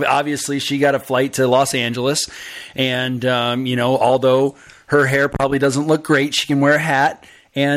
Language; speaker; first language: English; native; English